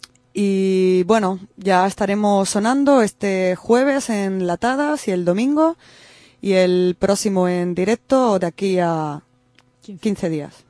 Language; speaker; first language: Spanish; native; Spanish